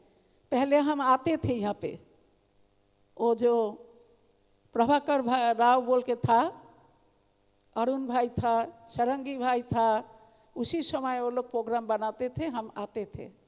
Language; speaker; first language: Hindi; non-native, local second language; Bangla